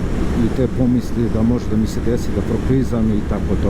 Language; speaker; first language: Serbian; native; Serbian